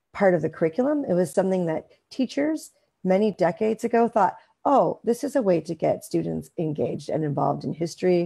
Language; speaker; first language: English; native; English